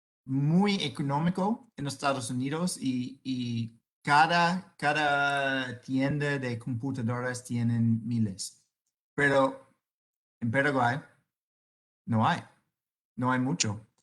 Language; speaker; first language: Spanish; non-native, fluent; English